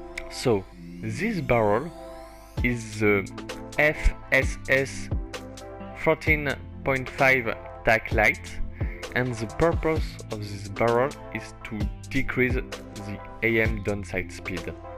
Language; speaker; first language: English; non-native, fluent; French